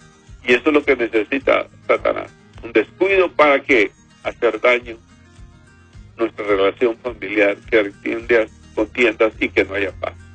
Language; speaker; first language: Spanish; native; Spanish